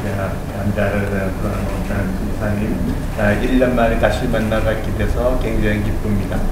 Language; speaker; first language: Indonesian; non-native, learner; Korean